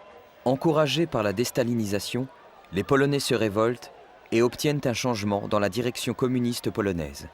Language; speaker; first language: French; native; French